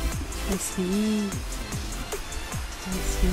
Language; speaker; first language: Italian; non-native, learner; Russian